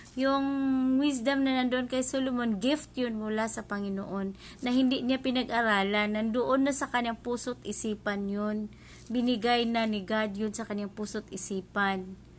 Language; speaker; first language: Filipino; non-native, local second language; Cebuano